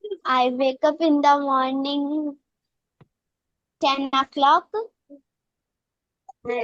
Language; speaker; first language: English; non-native, learner; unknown